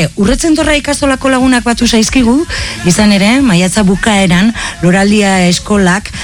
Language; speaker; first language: Basque; native; Basque